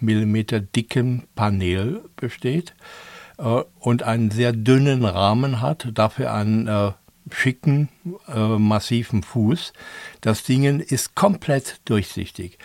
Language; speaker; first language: German; native; German